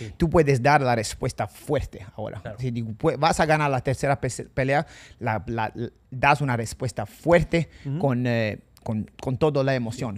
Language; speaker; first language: Spanish; non-native, fluent; English